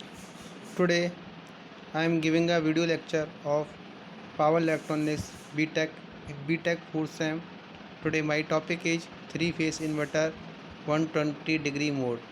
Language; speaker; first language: English; non-native, local second language; Hindi